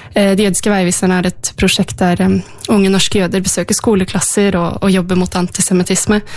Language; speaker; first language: Norwegian; native; Norwegian